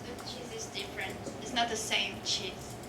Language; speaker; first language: English; non-native, fluent; French